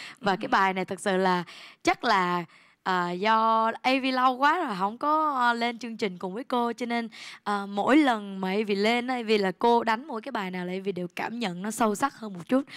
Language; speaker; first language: Vietnamese; early bilingual, heritage; Vietnamese